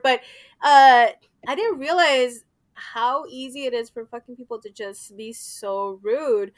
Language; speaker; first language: English; native; English